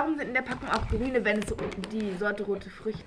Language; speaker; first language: German; native; German